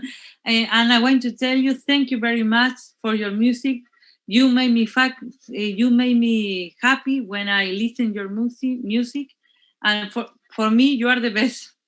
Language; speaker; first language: English; non-native, learner; Spanish